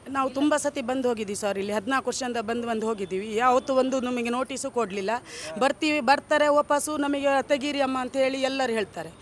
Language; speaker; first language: Kannada; native; Kannada